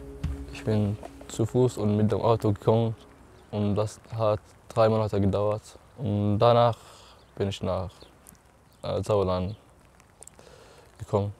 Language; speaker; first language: German; non-native, learner; Arabic